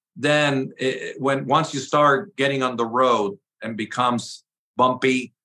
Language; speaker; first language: English; early bilingual, other home language; Spanish